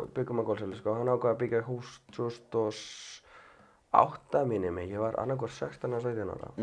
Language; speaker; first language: Icelandic; non-native, fluent; Spanish